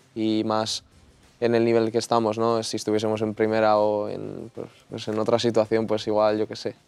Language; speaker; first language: Spanish; native; Spanish